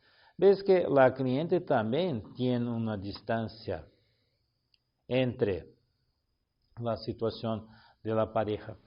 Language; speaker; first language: Spanish; non-native, learner; Portuguese